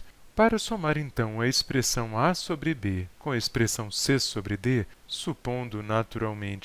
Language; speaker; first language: Portuguese; native; Portuguese